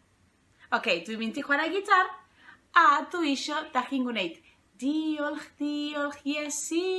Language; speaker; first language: Welsh; non-native, fluent; Spanish